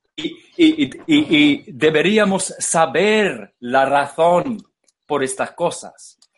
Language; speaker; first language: Spanish; non-native, fluent; English